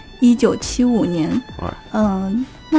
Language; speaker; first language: Chinese; native; Chinese